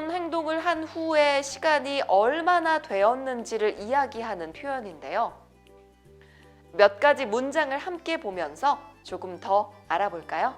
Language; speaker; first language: Korean; native; Korean